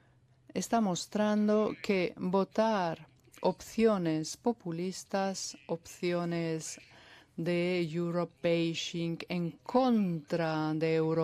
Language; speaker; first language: Spanish; non-native, fluent; Italian